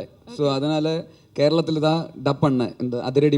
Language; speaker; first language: Tamil; non-native, learner; Malayalam